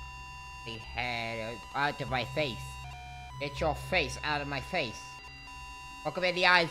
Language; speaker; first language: English; native; English